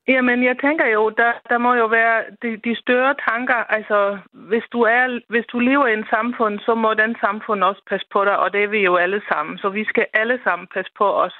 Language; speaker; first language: Danish; non-native, fluent; German